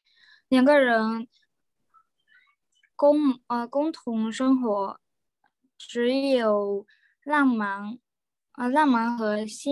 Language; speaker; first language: Chinese; non-native, learner; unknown